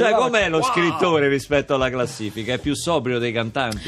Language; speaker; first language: Italian; native; Italian